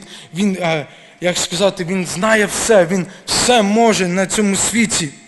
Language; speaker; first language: Ukrainian; early bilingual, heritage; Ukrainian